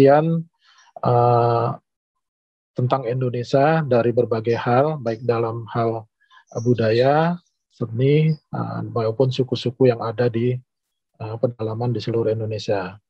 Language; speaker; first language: Indonesian; native; Indonesian